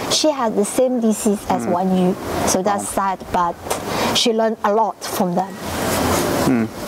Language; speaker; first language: English; non-native, fluent; Chinese